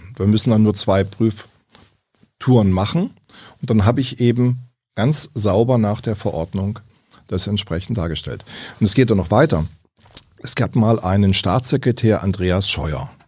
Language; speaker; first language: German; native; German